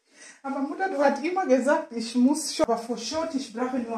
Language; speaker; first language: German; non-native, learner; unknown